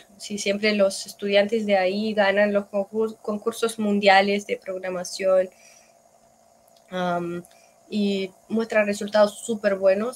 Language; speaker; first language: Spanish; non-native, fluent; Russian